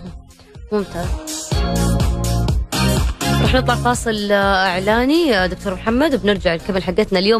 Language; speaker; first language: Arabic; native; Arabic